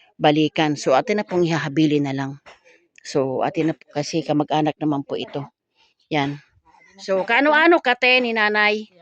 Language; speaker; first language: Filipino; native; Filipino